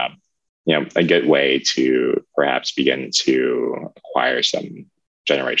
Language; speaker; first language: English; native; English